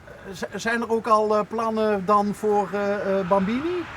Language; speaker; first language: Dutch; native; Dutch